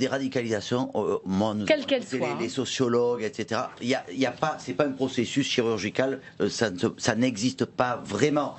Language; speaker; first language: French; native; French